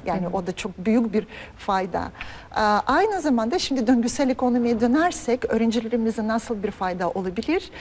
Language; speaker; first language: Turkish; non-native, fluent; Russian